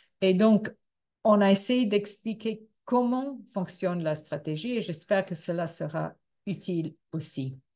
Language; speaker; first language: French; non-native, fluent; English